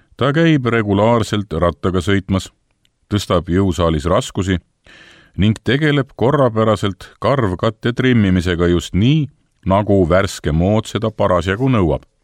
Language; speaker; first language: Estonian; native; Estonian